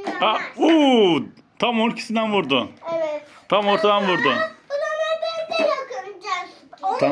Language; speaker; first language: Turkish; native; Turkish